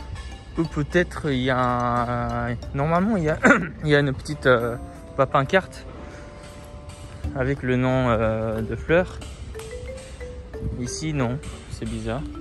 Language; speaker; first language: French; non-native, fluent; Japanese